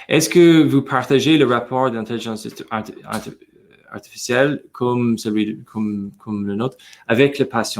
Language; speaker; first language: French; non-native, fluent; English